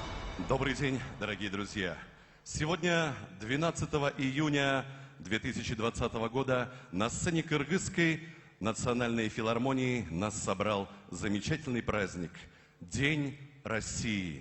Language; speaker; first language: Russian; native; Russian